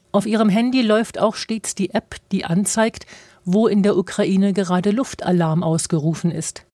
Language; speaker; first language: German; native; German